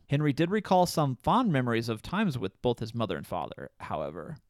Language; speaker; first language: English; native; English